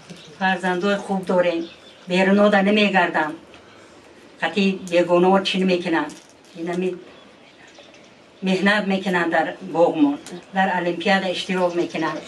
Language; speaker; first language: Persian; non-native, learner; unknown